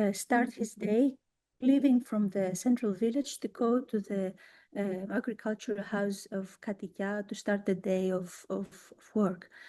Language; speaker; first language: English; non-native, fluent; Greek